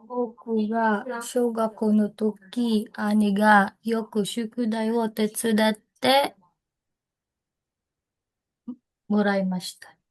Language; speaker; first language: Japanese; non-native, learner; Filipino